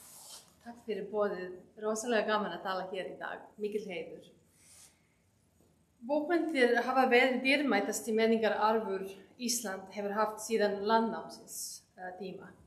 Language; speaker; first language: Icelandic; non-native, fluent; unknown